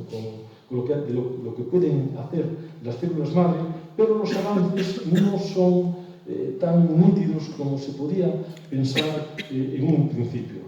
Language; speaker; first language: Spanish; native; Spanish